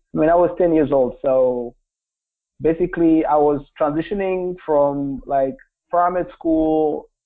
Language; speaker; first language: English; non-native, local second language; Kinyarwanda